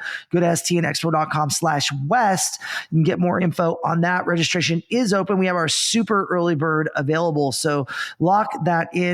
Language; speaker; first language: English; native; English